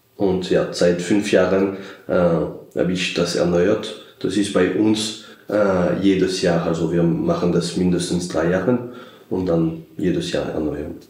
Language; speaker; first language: German; non-native, fluent; French